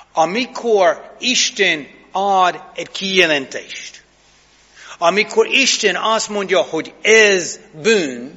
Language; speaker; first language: Hungarian; non-native, fluent; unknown